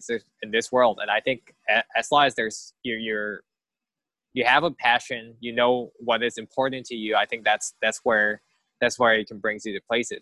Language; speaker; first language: English; non-native, local second language; Cantonese